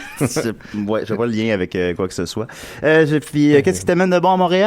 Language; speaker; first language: French; native; French